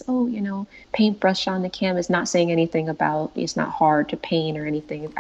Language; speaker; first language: English; native; English